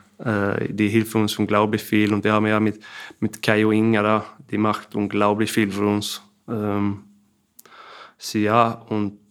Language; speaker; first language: German; non-native, fluent; Swedish